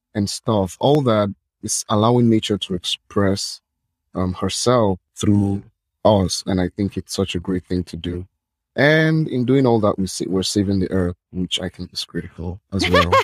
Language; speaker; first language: English; non-native, local second language; Yoruba